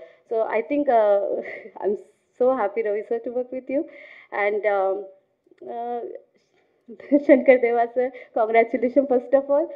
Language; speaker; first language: Tamil; non-native, fluent; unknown